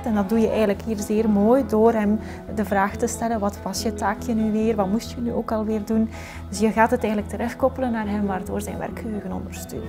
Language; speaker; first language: Dutch; native; Dutch